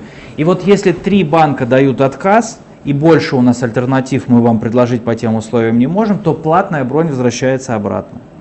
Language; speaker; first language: Russian; native; Russian